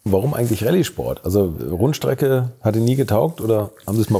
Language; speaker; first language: German; native; German